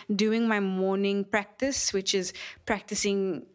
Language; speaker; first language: English; native; English